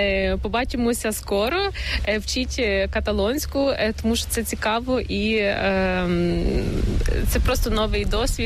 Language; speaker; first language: Catalan; non-native, fluent; Ukrainian